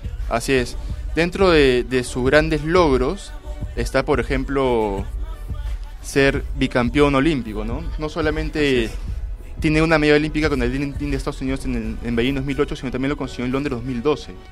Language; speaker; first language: Spanish; native; Spanish